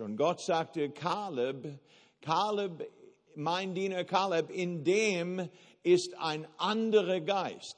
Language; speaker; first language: German; non-native, fluent; English